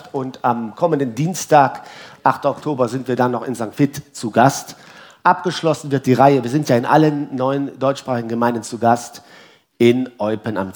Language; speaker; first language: German; native; German